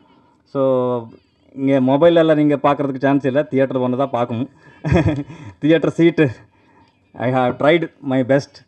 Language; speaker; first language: Tamil; non-native, learner; Kannada